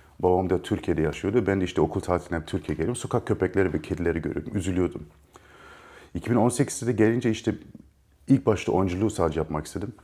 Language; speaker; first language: Turkish; early bilingual, heritage; Turkish